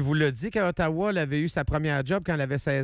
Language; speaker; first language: French; native; French